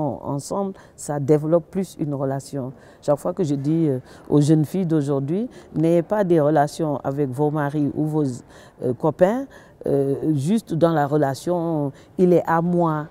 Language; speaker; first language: French; non-native, local second language; Wolof